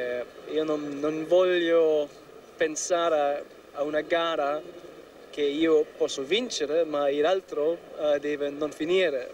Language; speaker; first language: Italian; non-native, learner; German